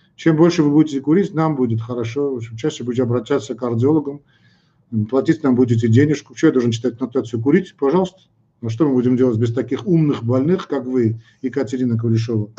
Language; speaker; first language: Russian; non-native, local second language; Armenian